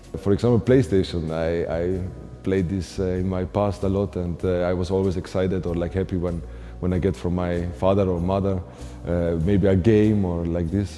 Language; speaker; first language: English; non-native, fluent; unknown